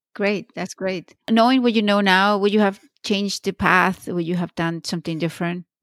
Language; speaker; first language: English; non-native, fluent; Spanish